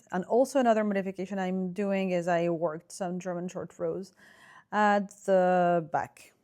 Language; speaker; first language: English; non-native, fluent; French